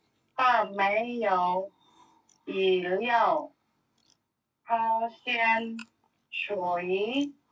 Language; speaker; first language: Chinese; non-native, learner; Indonesian